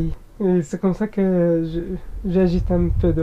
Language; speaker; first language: French; non-native, local second language; Arabic